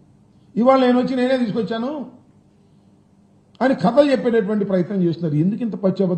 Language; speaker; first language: Telugu; native; Telugu